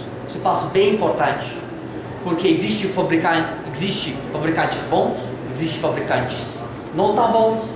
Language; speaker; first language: Portuguese; non-native, learner; Russian